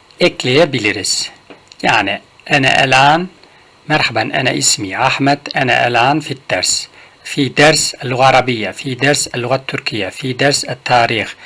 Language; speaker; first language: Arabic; non-native, fluent; Turkish